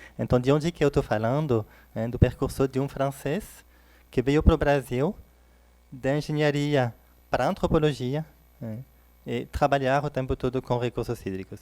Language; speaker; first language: Portuguese; non-native, fluent; French